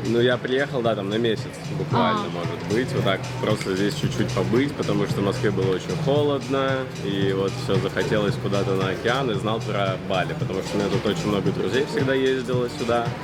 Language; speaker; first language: Russian; native; Russian